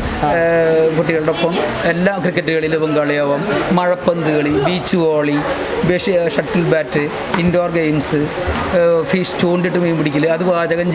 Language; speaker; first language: Malayalam; native; Malayalam